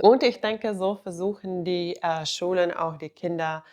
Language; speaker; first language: German; non-native, fluent; Finnish